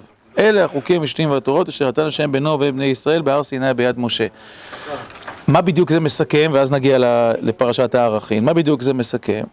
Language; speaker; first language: Hebrew; native; Hebrew